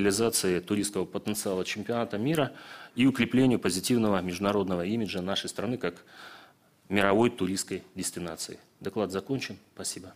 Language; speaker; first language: Russian; native; Russian